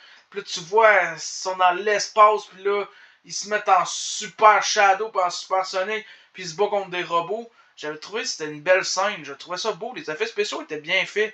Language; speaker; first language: French; native; French